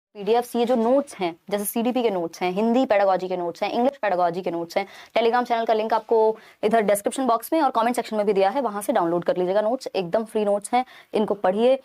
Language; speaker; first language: Hindi; native; Hindi